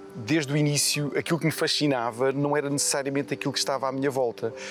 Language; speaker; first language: Portuguese; native; Portuguese